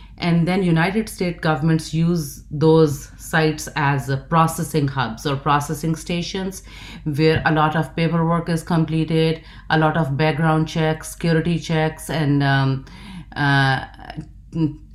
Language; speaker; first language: English; non-native, local second language; Urdu